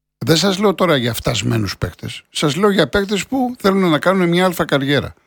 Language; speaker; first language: Greek; native; Greek